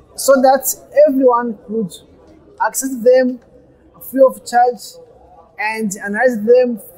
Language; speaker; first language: English; non-native, local second language; Kinyarwanda